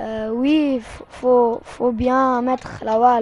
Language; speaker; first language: French; non-native, fluent; Arabic